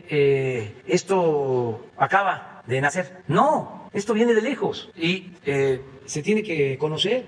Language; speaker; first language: Spanish; native; Spanish